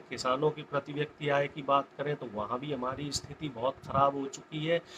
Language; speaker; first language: Hindi; native; Hindi